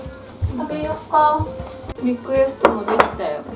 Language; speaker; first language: Japanese; native; Japanese